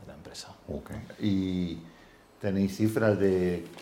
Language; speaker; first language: Spanish; non-native, fluent; German